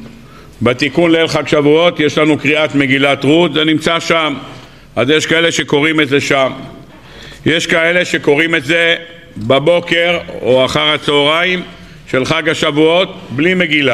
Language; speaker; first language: Hebrew; native; Hebrew